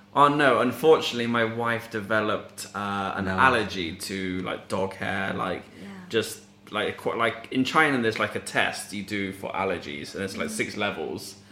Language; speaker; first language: English; non-native, fluent; Arabic